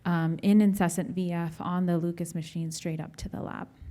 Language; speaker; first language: English; native; English